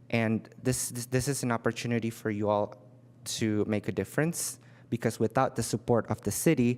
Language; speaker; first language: English; non-native, fluent; Indonesian